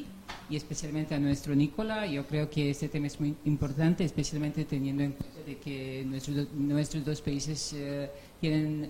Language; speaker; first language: Spanish; non-native, fluent; Serbian